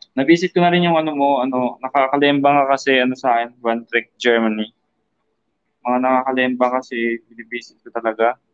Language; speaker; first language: Filipino; native; Filipino